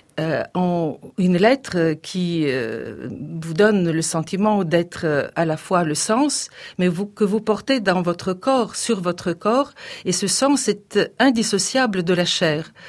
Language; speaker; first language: French; non-native, fluent; Bulgarian